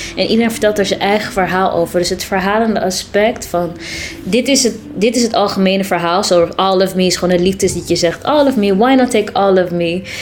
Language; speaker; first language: Dutch; early bilingual, other home language; Tigrinya